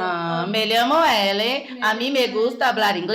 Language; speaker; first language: Spanish; non-native, learner; Portuguese